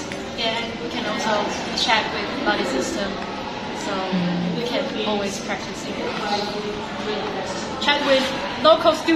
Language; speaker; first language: English; non-native, learner; Chinese